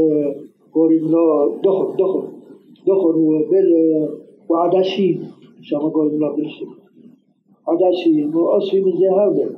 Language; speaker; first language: Hebrew; non-native, fluent; Arabic